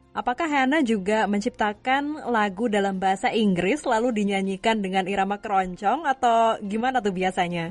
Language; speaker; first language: Indonesian; native; Indonesian